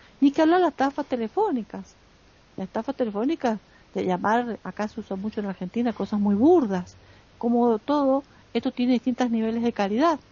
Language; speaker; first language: Spanish; native; Spanish